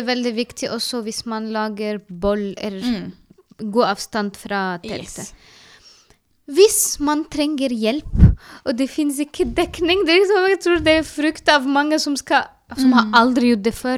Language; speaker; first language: Norwegian; non-native, learner; Arabic